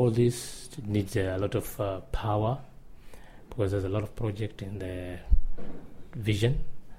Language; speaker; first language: English; non-native, local second language; Swahili